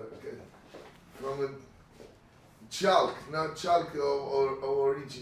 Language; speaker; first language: English; non-native, learner; Italian